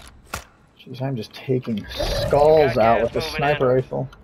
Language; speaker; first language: English; native; English